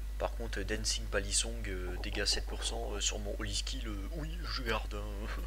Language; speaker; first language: French; native; French